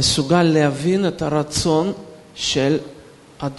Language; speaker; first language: Hebrew; non-native, fluent; Russian